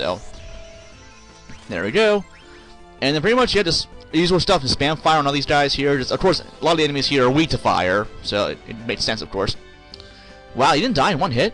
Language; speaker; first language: English; native; English